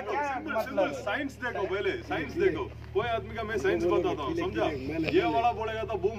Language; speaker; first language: Hindi; non-native, local second language; Tamil